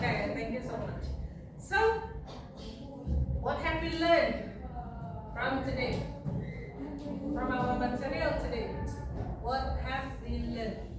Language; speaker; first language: English; non-native, fluent; Indonesian